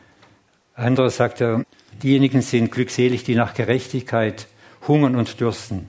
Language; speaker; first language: German; non-native, fluent; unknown